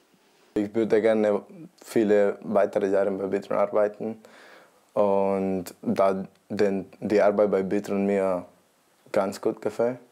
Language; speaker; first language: German; non-native, fluent; English